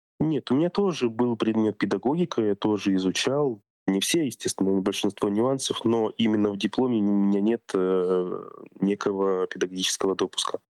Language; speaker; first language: Russian; native; Russian